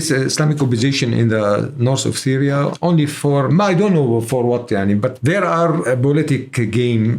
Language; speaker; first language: English; non-native, learner; Arabic